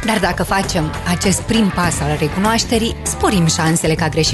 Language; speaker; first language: Romanian; native; Romanian